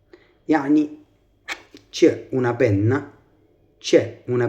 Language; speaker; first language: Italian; non-native, fluent; Arabic